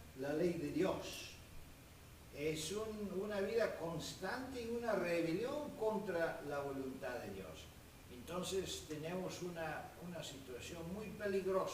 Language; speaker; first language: Spanish; non-native, fluent; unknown